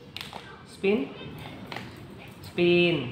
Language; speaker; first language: English; non-native, learner; Indonesian